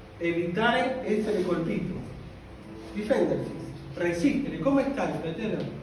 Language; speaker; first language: Italian; non-native, fluent; Spanish